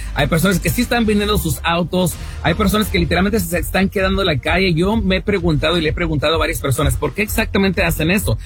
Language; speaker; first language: Spanish; early bilingual, heritage; Spanish